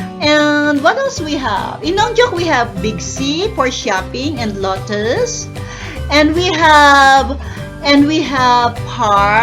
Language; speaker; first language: English; non-native, learner; Thai